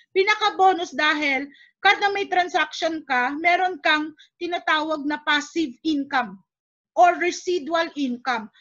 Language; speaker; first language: Filipino; native; Filipino